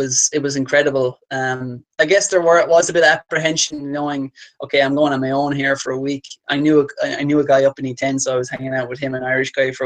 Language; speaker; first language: English; native; English